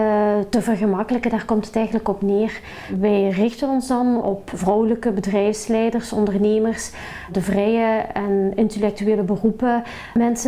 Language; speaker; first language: Dutch; native; Dutch